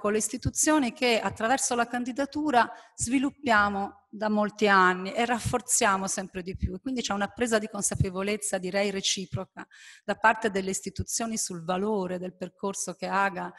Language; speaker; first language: Italian; native; Italian